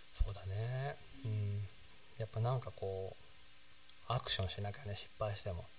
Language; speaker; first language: Japanese; native; Japanese